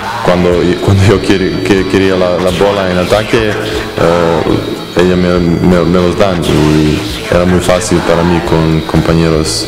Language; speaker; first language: Spanish; non-native, fluent; Serbian